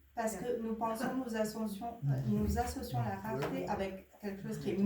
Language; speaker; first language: French; native; French